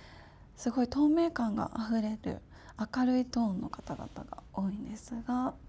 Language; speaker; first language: Japanese; native; Japanese